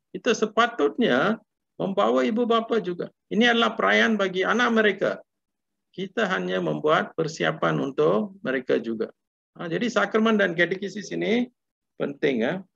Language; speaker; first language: Malay; non-native, local second language; Tamil